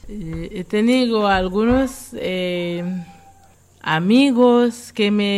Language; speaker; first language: Spanish; non-native, fluent; Haitian Creole